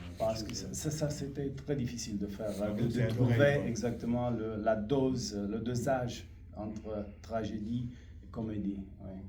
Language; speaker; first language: French; non-native, fluent; Romanian